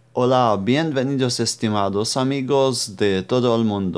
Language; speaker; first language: Spanish; non-native, fluent; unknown